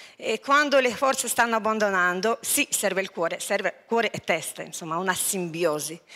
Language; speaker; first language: Italian; non-native, fluent; Lithuanian